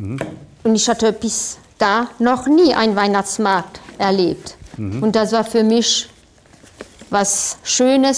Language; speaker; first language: German; non-native, fluent; French